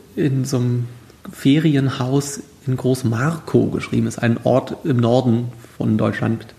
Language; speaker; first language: German; native; German